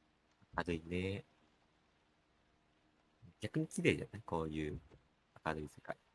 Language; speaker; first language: Japanese; native; Japanese